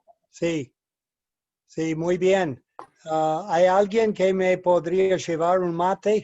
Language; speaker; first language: Spanish; non-native, fluent; English